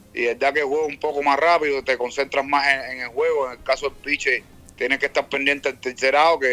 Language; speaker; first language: Spanish; native; Spanish